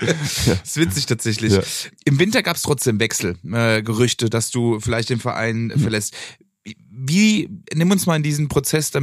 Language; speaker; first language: German; native; German